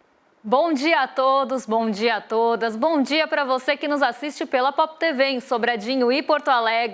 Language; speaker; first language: Portuguese; native; Portuguese